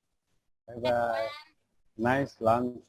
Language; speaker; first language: English; non-native, learner; Khmer